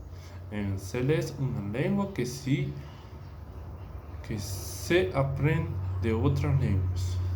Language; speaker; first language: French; non-native, learner; Spanish